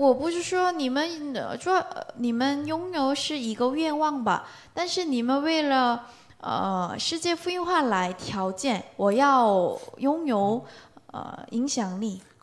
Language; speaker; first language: Chinese; non-native, learner; Korean